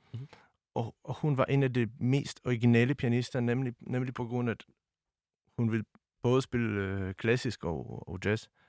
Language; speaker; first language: Danish; non-native, fluent; Polish